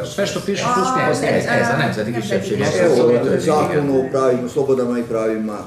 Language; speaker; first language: Bosnian; non-native, local second language; Hungarian